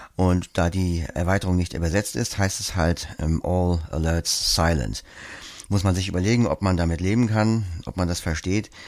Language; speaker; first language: German; native; German